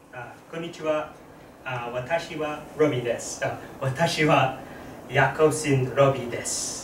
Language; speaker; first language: Japanese; non-native, learner; English